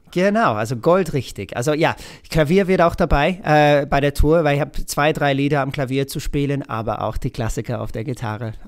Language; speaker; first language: German; non-native, fluent; English